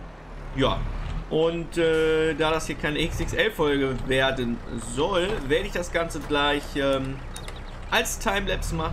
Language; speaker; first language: German; native; German